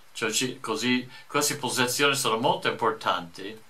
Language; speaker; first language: Italian; non-native, fluent; English